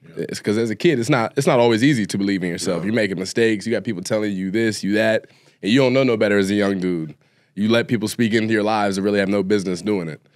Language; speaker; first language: English; native; English